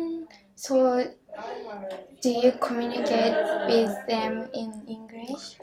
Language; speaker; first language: English; non-native, learner; Japanese